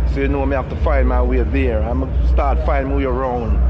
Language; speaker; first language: English; non-native, local second language; Jamaican Creole English